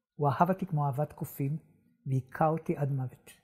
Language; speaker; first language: Hebrew; native; Hebrew